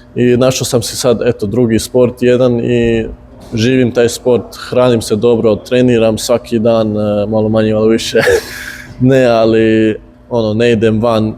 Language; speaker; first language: Bosnian; early bilingual, heritage; Bosnian